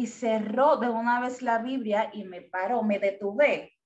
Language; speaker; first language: Spanish; non-native, fluent; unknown